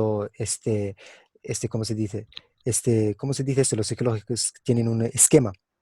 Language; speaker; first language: Spanish; non-native, fluent; English